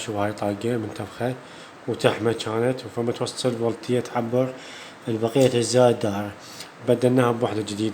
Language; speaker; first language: Arabic; native; Arabic